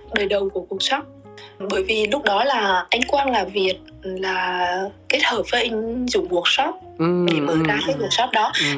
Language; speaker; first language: Vietnamese; native; Vietnamese